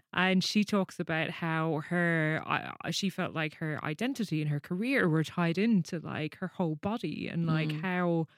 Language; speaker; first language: English; native; English